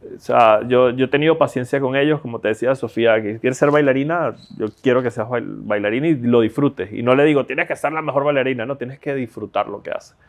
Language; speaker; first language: Spanish; native; Spanish